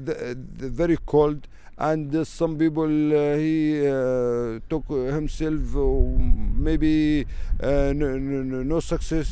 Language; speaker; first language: English; non-native, learner; Arabic